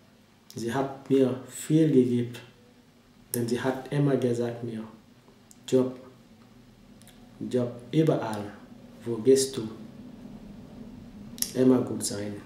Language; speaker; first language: German; non-native, learner; French